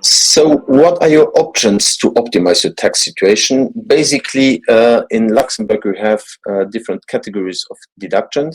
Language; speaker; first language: English; non-native, fluent; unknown